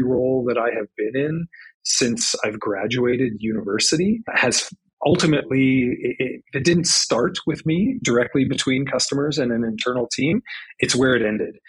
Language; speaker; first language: English; native; English